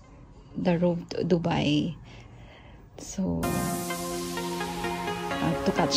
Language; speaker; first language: English; non-native, learner; Filipino